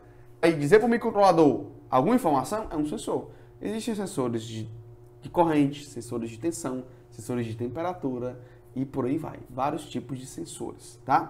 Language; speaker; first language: Portuguese; native; Portuguese